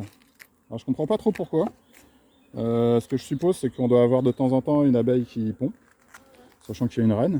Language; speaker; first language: French; native; French